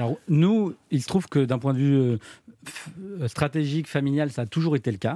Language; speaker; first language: French; native; French